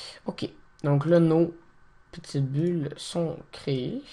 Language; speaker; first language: French; native; French